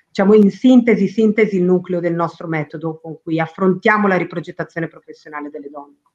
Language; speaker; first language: Italian; early bilingual, other home language; Spanish